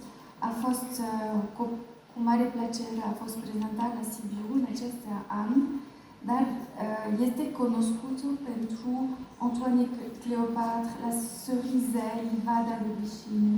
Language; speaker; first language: Romanian; non-native, learner; French